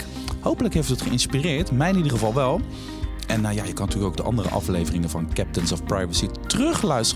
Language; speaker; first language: Dutch; native; Dutch